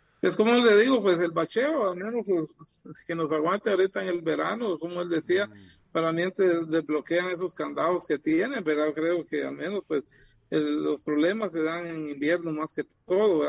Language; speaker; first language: Spanish; native; Spanish